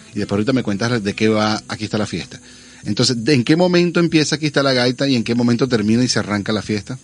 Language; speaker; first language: Spanish; native; Spanish